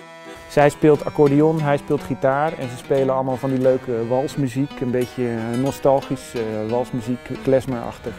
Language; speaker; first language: Dutch; native; Dutch